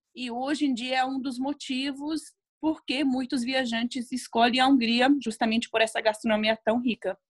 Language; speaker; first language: Portuguese; non-native, fluent; Hungarian